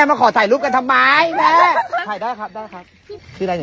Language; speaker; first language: Thai; native; Thai